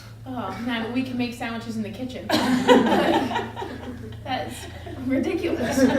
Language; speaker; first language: English; native; English